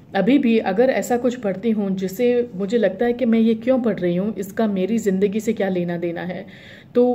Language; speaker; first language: Hindi; native; Hindi